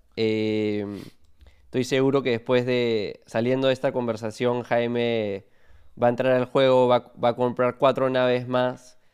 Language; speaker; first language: Spanish; native; Spanish